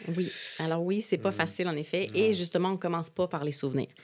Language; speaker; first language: French; native; French